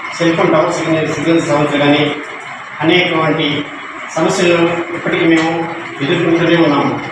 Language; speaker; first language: Telugu; non-native, local second language; Lambadi